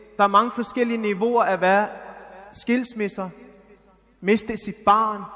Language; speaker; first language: Danish; early bilingual, other home language; Arabic